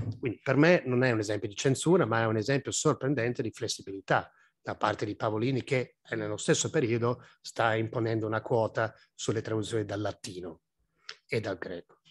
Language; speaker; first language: Italian; non-native, fluent; English